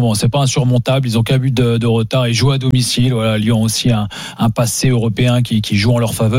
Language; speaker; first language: French; native; French